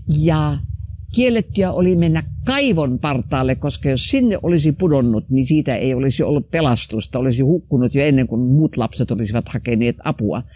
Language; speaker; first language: Finnish; non-native, local second language; Swedish